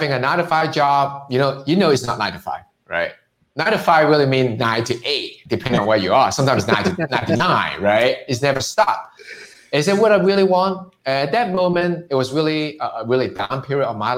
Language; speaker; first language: English; non-native, local second language; Cantonese